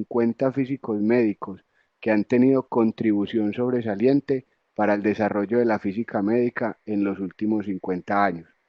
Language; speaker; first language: Spanish; native; Spanish